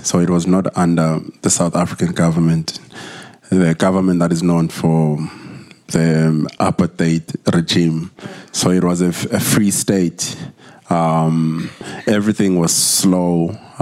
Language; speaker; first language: English; non-native, local second language; Zulu